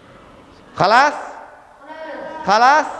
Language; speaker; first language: Arabic; non-native, fluent; Indonesian